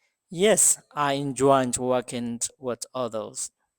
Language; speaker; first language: English; non-native, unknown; Burmese